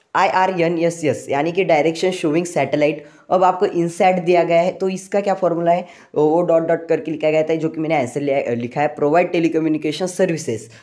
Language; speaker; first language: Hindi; non-native, local second language; Marathi